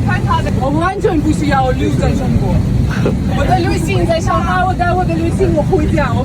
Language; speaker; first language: Chinese; non-native, learner; Russian